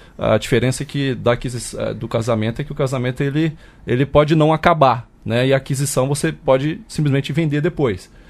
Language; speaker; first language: Portuguese; native; Portuguese